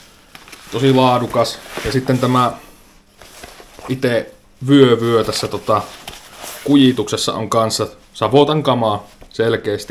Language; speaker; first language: Finnish; native; Finnish